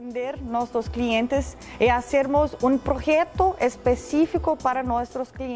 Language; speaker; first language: Spanish; non-native, fluent; Portuguese